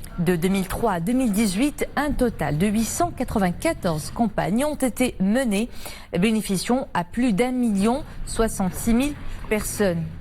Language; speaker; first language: French; non-native, local second language; Arabic